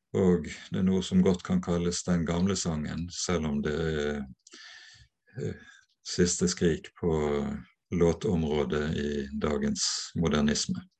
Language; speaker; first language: Norwegian; native; Norwegian